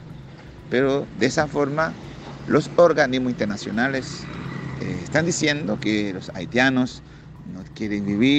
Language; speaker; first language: Spanish; non-native, fluent; Haitian Creole